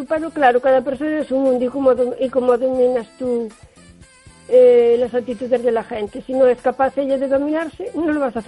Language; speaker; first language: Spanish; native; Spanish